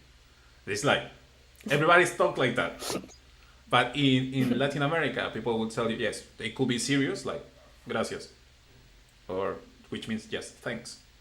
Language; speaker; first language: English; non-native, fluent; Spanish